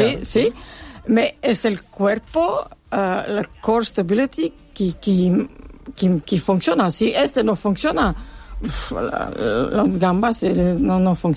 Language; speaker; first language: Spanish; non-native, learner; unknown